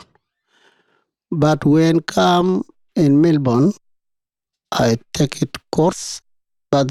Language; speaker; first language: English; non-native, learner; Arabic